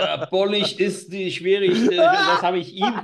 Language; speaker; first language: German; non-native, learner; Spanish